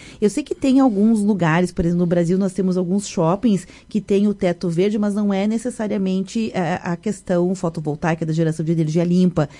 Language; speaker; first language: Portuguese; native; Portuguese